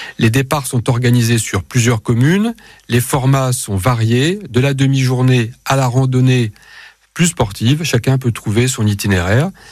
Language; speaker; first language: French; native; French